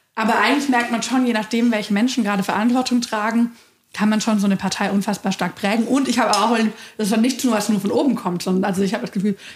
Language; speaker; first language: German; native; German